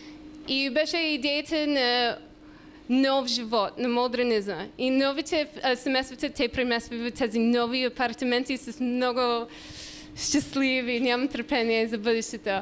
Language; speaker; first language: Bulgarian; non-native, learner; English